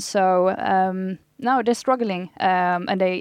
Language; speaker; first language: English; non-native, fluent; Swedish